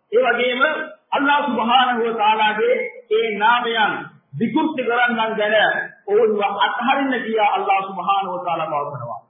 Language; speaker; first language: Sinhala; non-native, local second language; Tamil